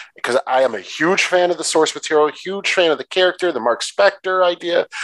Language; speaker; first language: English; native; English